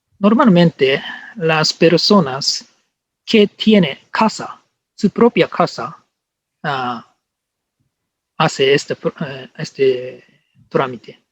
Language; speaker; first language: Spanish; non-native, learner; Japanese